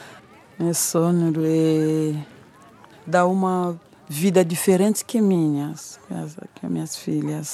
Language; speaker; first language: Portuguese; non-native, local second language; French